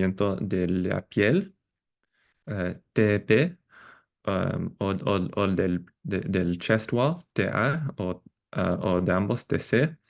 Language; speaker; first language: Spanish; non-native, fluent; English